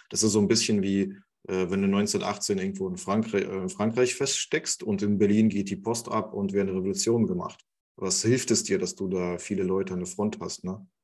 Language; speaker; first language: German; non-native, fluent; Russian